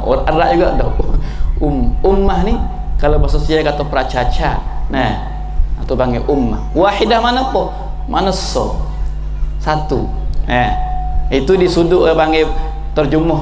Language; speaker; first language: Malay; native; Malay